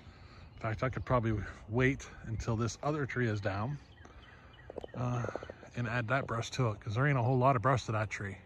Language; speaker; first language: English; native; English